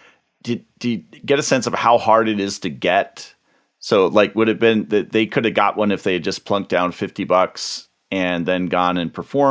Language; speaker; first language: English; native; English